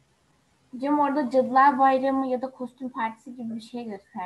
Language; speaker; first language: Turkish; native; Turkish